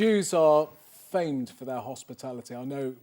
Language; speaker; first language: English; native; English